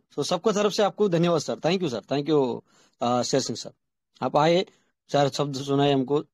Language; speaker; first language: Hindi; non-native, local second language; Telugu